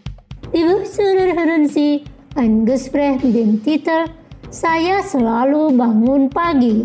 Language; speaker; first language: German; non-native, fluent; Indonesian